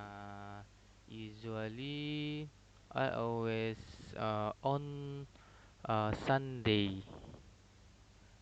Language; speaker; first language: English; non-native, learner; Indonesian